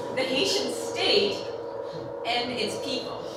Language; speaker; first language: English; native; English